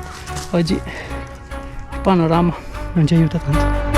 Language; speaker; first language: Italian; native; Italian